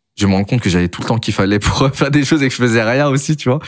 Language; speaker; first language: French; native; French